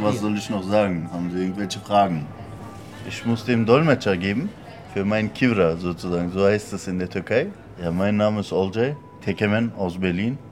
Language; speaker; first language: German; early bilingual, other home language; Turkish